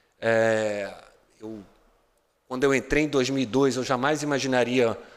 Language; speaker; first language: Portuguese; native; Portuguese